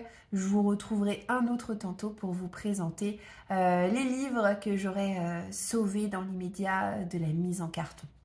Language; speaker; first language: French; native; French